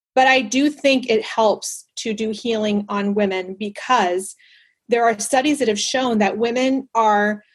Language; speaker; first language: English; early bilingual, other home language; Spanish